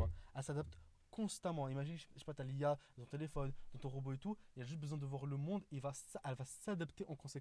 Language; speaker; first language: French; native; French